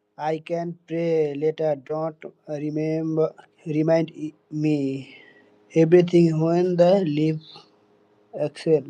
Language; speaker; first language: English; non-native, learner; Bangla